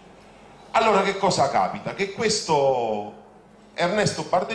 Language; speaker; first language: Italian; native; Italian